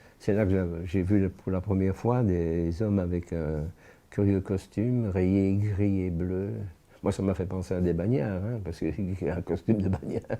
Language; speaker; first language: French; native; French